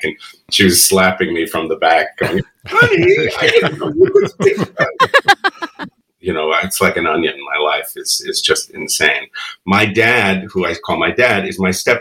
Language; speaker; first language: English; early bilingual, other home language; Spanish